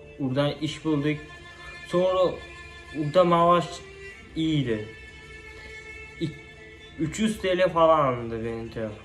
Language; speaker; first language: Turkish; non-native, learner; Uzbek